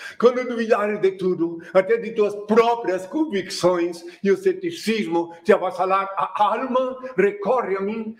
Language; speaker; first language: Portuguese; non-native, fluent; French